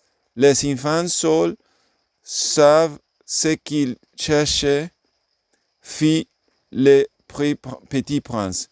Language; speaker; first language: French; non-native, learner; English